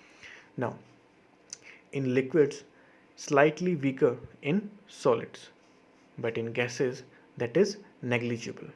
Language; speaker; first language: English; non-native, local second language; Hindi